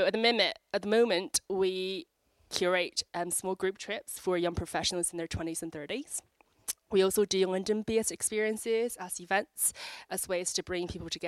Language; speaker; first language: English; native; English